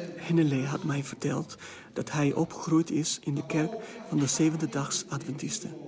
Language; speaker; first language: Dutch; non-native, fluent; Albanian